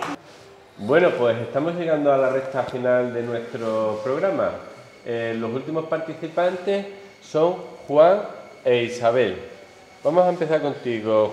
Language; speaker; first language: Spanish; native; Spanish